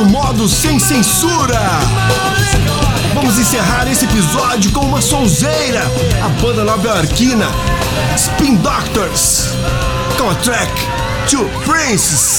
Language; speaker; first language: Portuguese; native; Portuguese